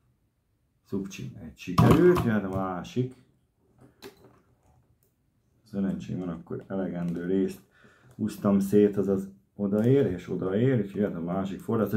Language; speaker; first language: Hungarian; native; Hungarian